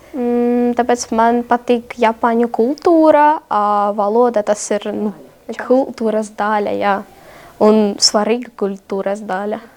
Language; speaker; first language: Latvian; non-native, learner; Ukrainian